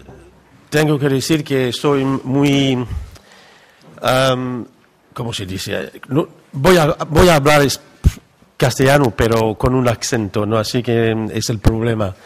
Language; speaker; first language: Spanish; non-native, fluent; French